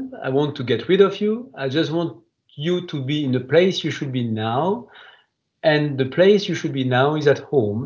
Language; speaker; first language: English; non-native, fluent; French